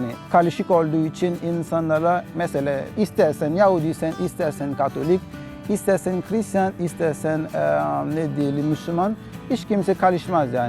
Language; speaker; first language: Turkish; non-native, learner; Haitian Creole